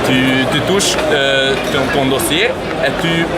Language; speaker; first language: French; non-native, learner; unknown